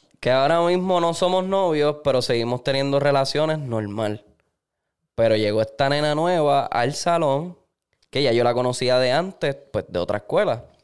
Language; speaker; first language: Spanish; native; Spanish